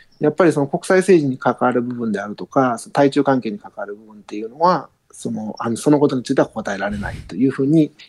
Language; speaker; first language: Japanese; native; Japanese